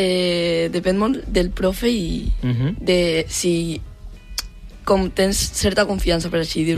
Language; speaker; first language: Catalan; non-native, local second language; Spanish